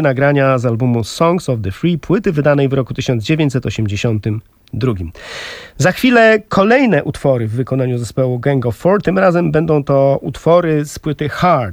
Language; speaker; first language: Polish; native; Polish